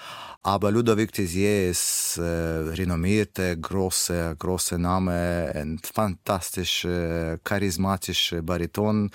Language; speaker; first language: German; non-native, learner; Russian